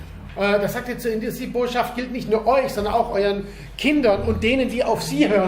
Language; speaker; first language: German; native; German